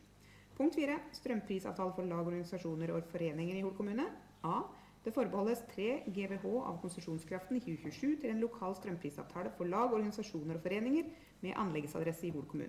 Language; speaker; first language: Norwegian; native; Norwegian